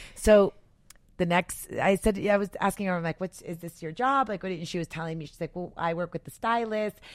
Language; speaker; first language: English; native; English